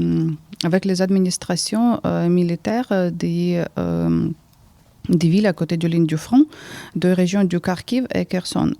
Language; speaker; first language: French; early bilingual, heritage; Ukrainian